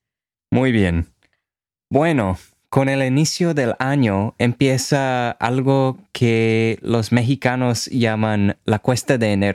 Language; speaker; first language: Spanish; non-native, fluent; English